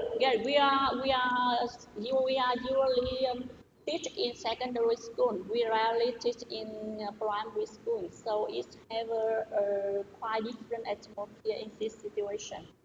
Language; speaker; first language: English; non-native, learner; Vietnamese